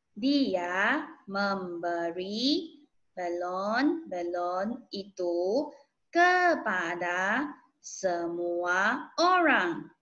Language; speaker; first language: Malay; non-native, local second language; Chinese